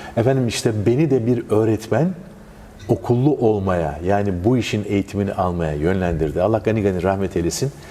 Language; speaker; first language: Turkish; native; Turkish